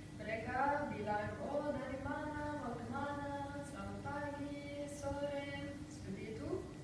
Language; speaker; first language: Indonesian; non-native, learner; Norwegian